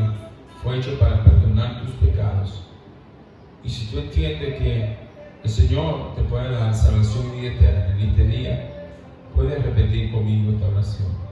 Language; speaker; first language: Spanish; native; Spanish